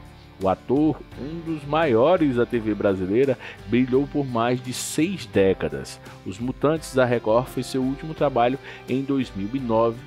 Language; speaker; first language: Portuguese; native; Portuguese